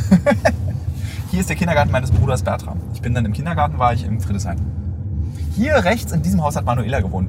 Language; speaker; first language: German; native; German